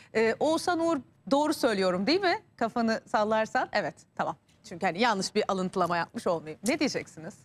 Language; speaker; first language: Turkish; native; Turkish